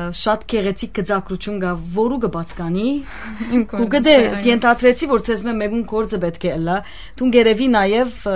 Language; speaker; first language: Armenian; early bilingual, heritage; Armenian